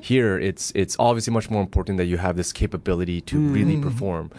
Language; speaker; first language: English; early bilingual, other home language; Chinese